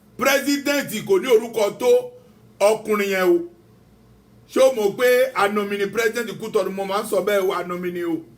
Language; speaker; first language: Yoruba; non-native, local second language; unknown